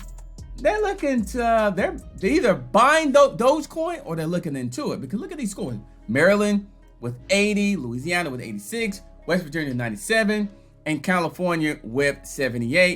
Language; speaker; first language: English; native; English